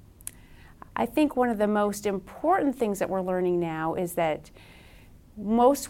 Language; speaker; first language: English; native; English